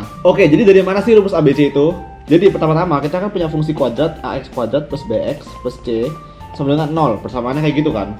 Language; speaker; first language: Indonesian; native; Indonesian